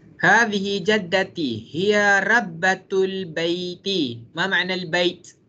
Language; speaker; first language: Arabic; non-native, fluent; Malay